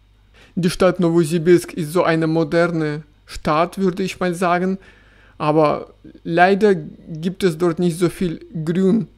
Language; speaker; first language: German; non-native, fluent; Russian